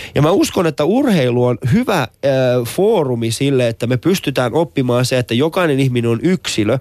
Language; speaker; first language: Finnish; early bilingual, other home language; Persian